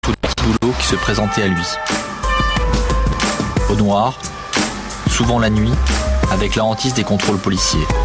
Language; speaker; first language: French; native; French